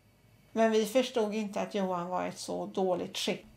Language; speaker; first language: Swedish; native; Swedish